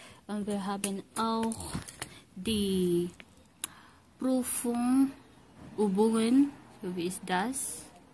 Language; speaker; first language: German; non-native, learner; Filipino